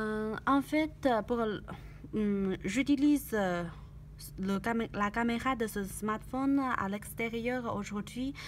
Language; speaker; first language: French; non-native, learner; Chinese